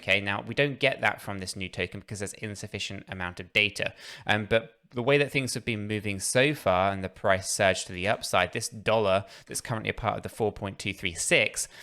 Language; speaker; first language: English; native; English